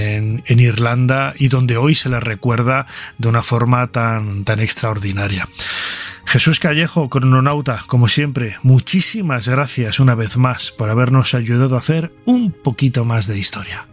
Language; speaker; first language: Spanish; native; Spanish